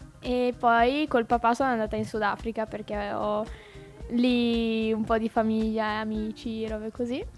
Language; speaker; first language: Italian; early bilingual, other home language; English